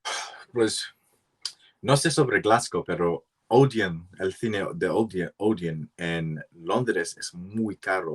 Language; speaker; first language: Spanish; non-native, learner; English